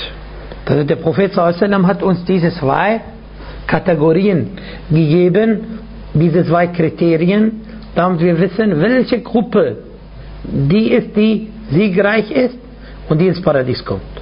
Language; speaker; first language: German; non-native, fluent; Arabic